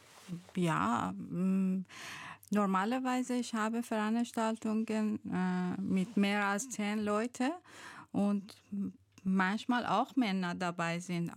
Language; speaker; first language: German; non-native, learner; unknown